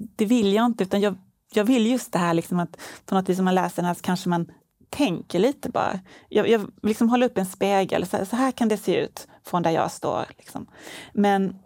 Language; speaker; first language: Swedish; native; Swedish